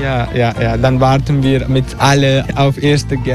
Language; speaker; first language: German; non-native, learner; Turkish